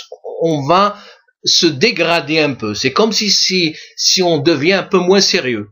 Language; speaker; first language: French; non-native, local second language; Arabic